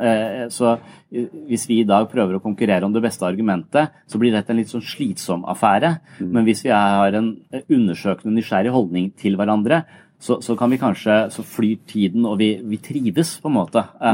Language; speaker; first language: Norwegian; native; Norwegian